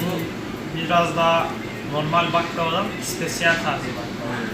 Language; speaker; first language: Turkish; native; Turkish